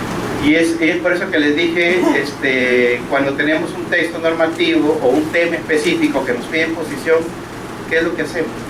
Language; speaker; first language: Spanish; native; Spanish